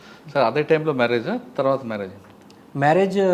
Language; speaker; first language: Telugu; native; Telugu